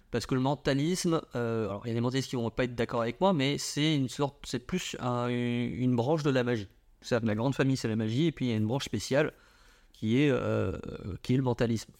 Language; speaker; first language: French; early bilingual, other home language; Vietnamese